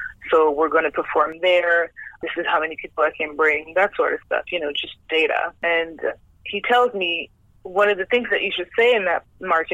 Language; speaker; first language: English; non-native, fluent; French